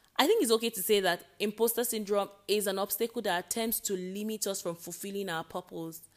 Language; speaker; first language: English; non-native, local second language; Yoruba